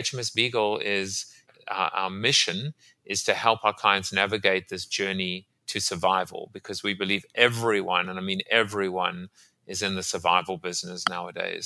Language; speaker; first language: English; native; English